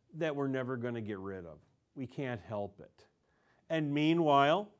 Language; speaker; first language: English; native; English